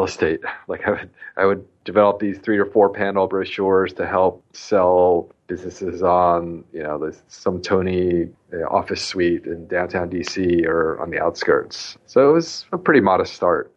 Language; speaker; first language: English; native; English